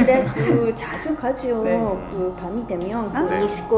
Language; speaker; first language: Korean; non-native, fluent; Japanese